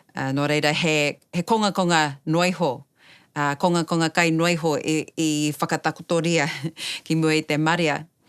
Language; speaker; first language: Māori; non-native, local second language; English